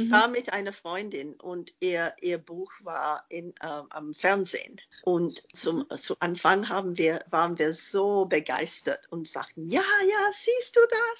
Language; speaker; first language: German; non-native, fluent; English